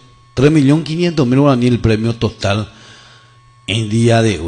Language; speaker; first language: Spanish; non-native, local second language; Guarani